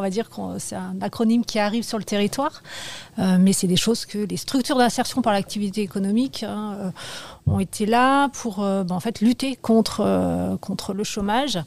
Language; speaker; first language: French; native; French